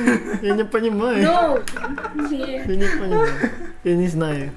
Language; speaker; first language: Russian; non-native, learner; Indonesian